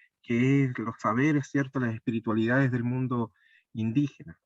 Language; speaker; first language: Spanish; native; Spanish